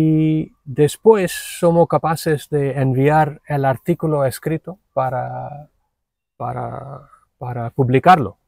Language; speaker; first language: Spanish; non-native, fluent; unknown